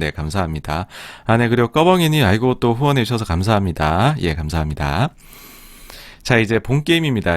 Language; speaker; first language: Korean; native; Korean